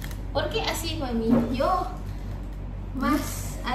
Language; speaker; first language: Spanish; non-native, learner; Filipino